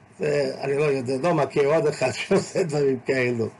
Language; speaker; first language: Hebrew; non-native, fluent; English